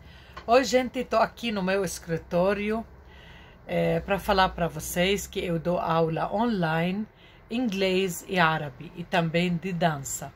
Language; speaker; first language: Portuguese; non-native, fluent; Arabic